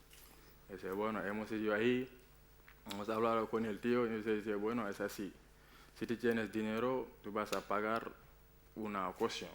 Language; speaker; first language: Spanish; non-native, learner; Wolof